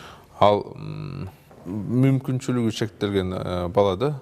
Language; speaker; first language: Kyrgyz; non-native, local second language; Russian